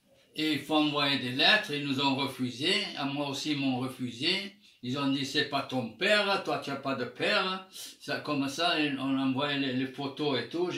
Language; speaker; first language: French; non-native, fluent; Armenian